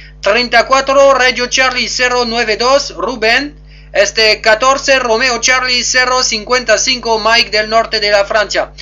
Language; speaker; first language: Spanish; non-native, learner; French